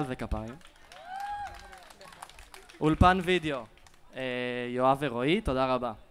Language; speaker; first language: Hebrew; native; Hebrew